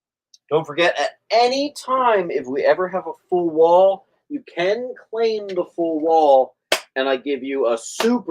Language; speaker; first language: English; native; English